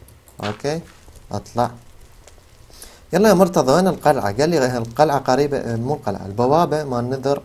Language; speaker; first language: Arabic; native; Arabic